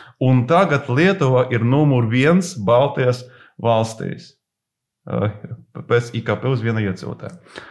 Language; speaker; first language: Latvian; non-native, local second language; Russian